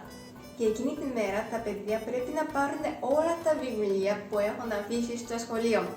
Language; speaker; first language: Greek; non-native, fluent; Japanese